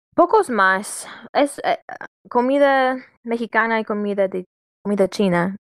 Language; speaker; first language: Spanish; non-native, learner; English